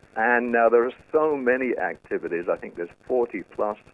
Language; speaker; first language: English; native; English